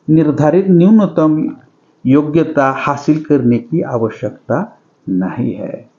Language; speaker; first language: Hindi; non-native, local second language; Marathi